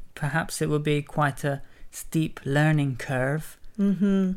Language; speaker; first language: English; native; English